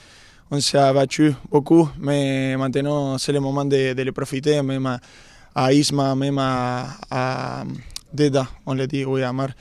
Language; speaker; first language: French; non-native, fluent; Spanish